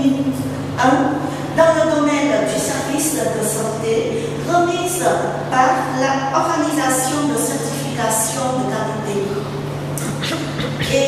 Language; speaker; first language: French; non-native, fluent; Vietnamese